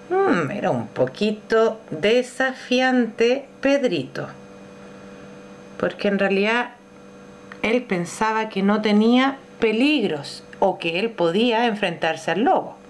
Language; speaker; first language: Spanish; native; Spanish